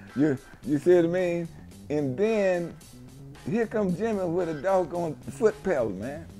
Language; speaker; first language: English; native; English